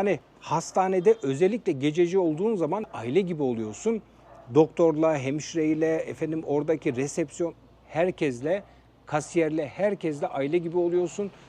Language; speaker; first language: Turkish; early bilingual, heritage; Turkish